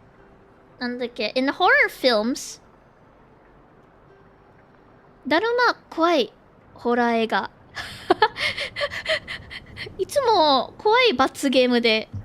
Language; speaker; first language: Japanese; non-native, learner; Filipino